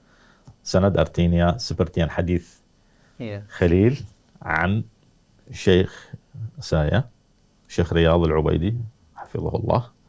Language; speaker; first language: Indonesian; non-native, learner; Arabic